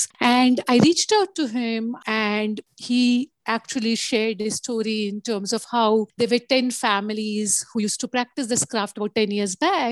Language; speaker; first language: English; non-native, local second language; Gujarati